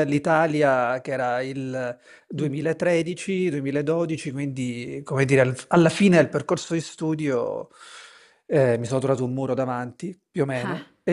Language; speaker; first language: Italian; native; Italian